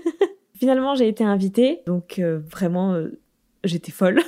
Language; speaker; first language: French; native; French